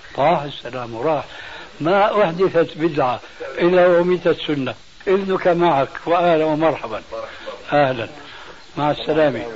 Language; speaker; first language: Arabic; early bilingual, other home language; Albanian